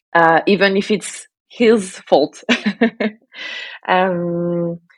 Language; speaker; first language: English; non-native, fluent; French